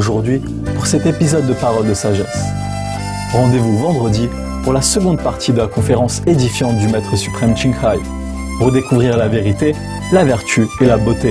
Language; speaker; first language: French; native; French